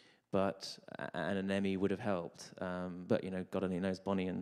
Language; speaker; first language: English; native; English